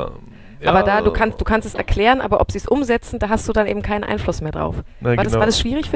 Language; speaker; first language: German; native; German